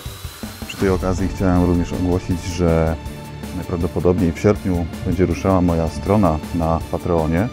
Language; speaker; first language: Polish; native; Polish